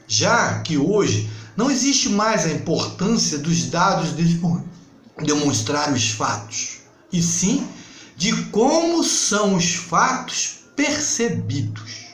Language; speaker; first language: Portuguese; native; Portuguese